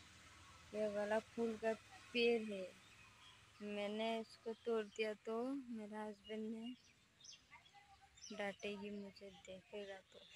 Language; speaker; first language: Hindi; non-native, local second language; Bangla